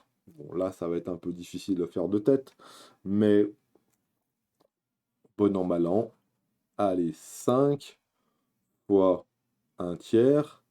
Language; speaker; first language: French; native; French